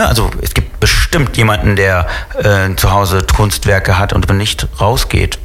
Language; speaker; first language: German; native; German